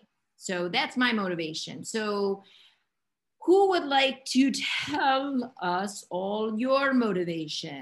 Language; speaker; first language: English; native; English